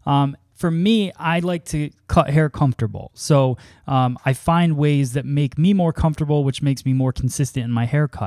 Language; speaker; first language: English; native; English